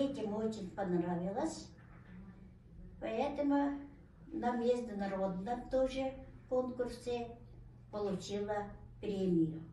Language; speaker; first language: Russian; non-native, local second language; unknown